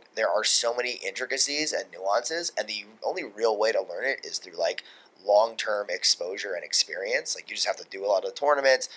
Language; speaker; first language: English; native; English